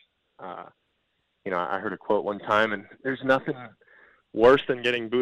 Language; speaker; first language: English; early bilingual, other home language; Spanish